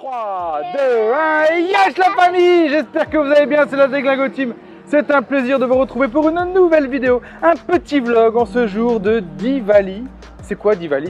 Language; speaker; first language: French; native; French